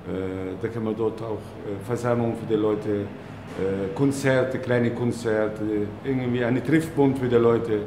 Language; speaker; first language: German; non-native, learner; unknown